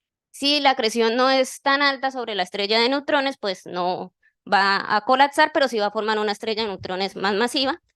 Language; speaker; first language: Spanish; native; Spanish